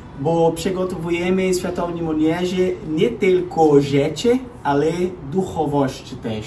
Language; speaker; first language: Polish; non-native, learner; Portuguese